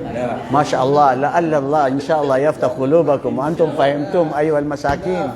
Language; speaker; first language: Arabic; non-native, fluent; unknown